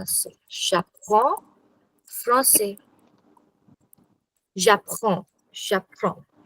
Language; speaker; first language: French; non-native, fluent; English